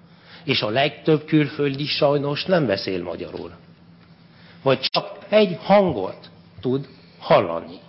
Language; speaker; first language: Hungarian; non-native, fluent; French